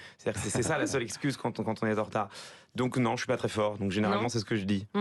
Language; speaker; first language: French; native; French